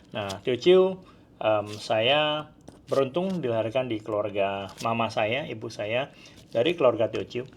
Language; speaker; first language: Indonesian; non-native, local second language; Min Nan Chinese